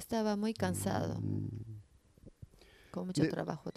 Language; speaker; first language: Spanish; non-native, learner; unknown